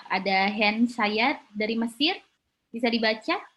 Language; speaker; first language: Indonesian; native; Indonesian